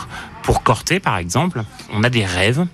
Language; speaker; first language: French; native; French